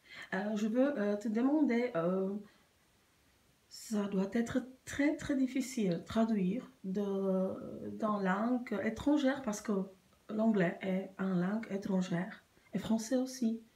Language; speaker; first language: French; non-native, learner; Czech